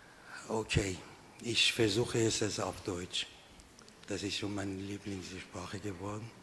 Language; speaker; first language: German; non-native, fluent; Persian